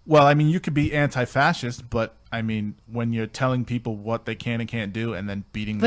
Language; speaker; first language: English; native; English